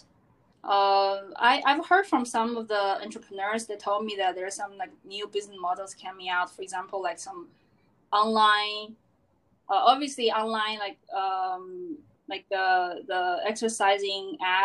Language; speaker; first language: English; non-native, fluent; Chinese